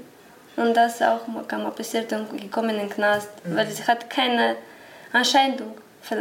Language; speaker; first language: German; non-native, learner; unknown